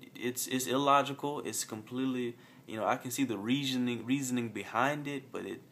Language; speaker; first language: English; native; English